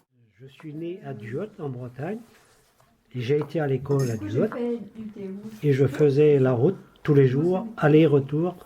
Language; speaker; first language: French; non-native, local second language; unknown